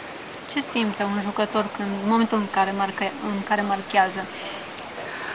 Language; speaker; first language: Romanian; native; Romanian